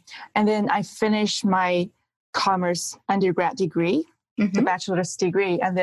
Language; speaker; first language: English; non-native, fluent; Chinese